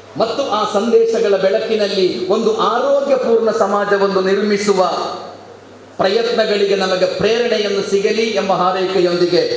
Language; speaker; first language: Kannada; non-native, local second language; Malayalam